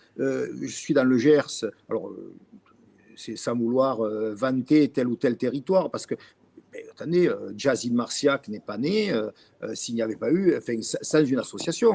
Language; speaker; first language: French; native; French